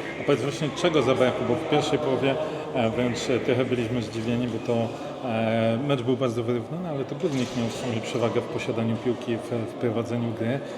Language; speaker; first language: Polish; native; Polish